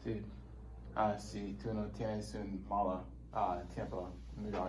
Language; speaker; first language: Spanish; non-native, learner; English